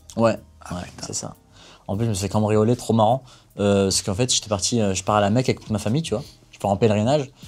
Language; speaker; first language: French; native; French